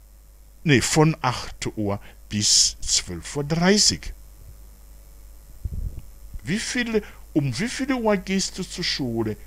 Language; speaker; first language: German; non-native, fluent; Rundi